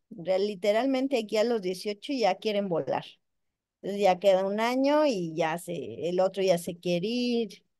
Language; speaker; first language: Spanish; native; Spanish